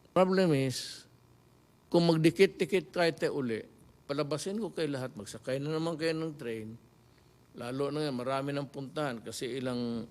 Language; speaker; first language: Filipino; non-native, local second language; Cebuano